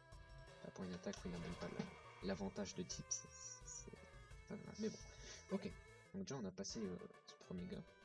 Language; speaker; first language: French; native; French